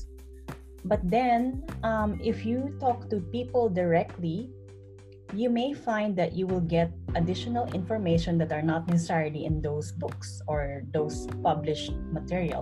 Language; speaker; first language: English; non-native, local second language; Filipino